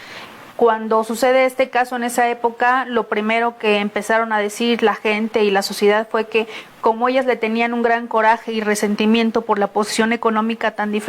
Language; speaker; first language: Spanish; native; Spanish